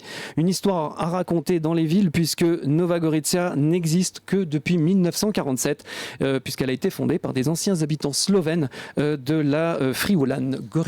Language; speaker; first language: French; native; French